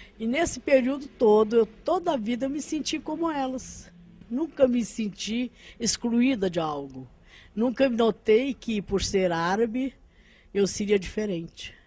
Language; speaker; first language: Portuguese; early bilingual, other home language; Arabic